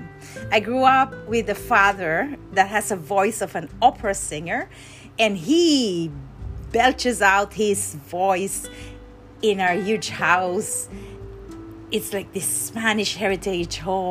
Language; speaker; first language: English; non-native, local second language; Filipino